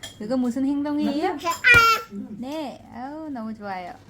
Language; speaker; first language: Korean; non-native, learner; Vietnamese